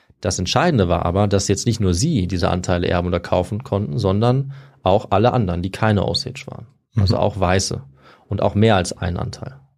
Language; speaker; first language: German; native; German